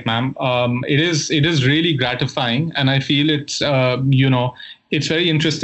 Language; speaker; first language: English; non-native, local second language; Hindi